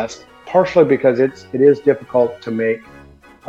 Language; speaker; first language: English; early bilingual, other home language; German